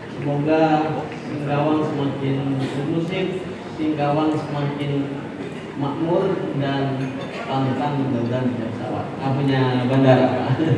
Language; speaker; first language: Indonesian; non-native, local second language; Madurese